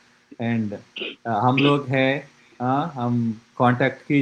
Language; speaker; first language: Hindi; non-native, local second language; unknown